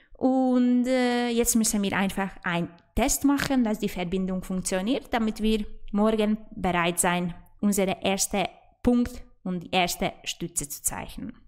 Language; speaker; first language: German; non-native, fluent; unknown